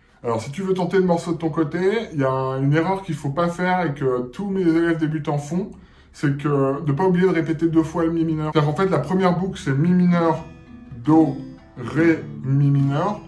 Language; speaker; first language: French; native; French